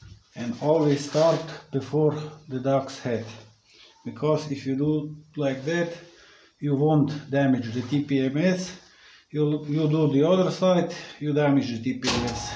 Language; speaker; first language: English; non-native, learner; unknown